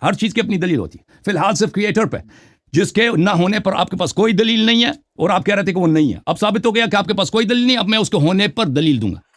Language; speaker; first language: Urdu; non-native, fluent; Persian